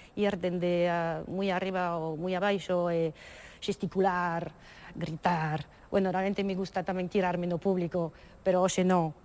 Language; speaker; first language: Galician; early bilingual, other home language; French